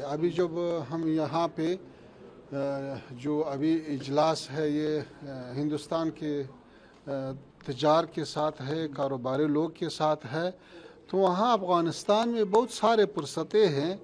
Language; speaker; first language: Hindi; non-native, fluent; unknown